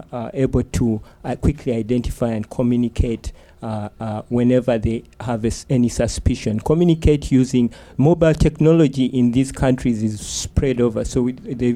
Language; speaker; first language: English; non-native, local second language; Ganda